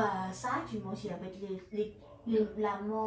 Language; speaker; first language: French; non-native, learner; Vietnamese